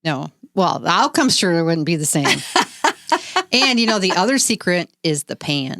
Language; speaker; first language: English; native; English